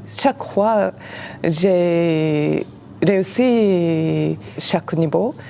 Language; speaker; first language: French; non-native, learner; Japanese